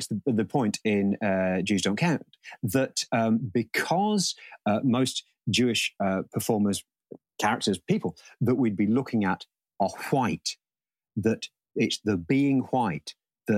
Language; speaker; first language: English; native; English